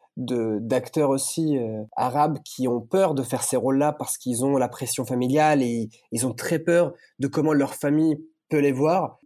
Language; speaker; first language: French; early bilingual, other home language; Italian